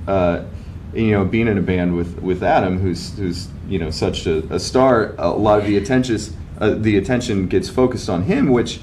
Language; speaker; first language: English; native; English